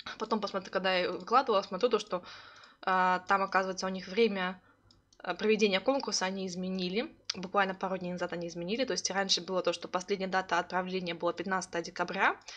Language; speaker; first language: Russian; early bilingual, heritage; Russian